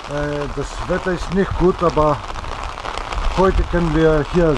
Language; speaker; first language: German; non-native, learner; Greek